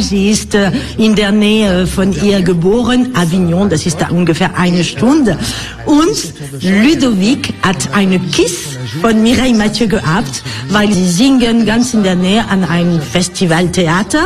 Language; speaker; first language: German; non-native, fluent; French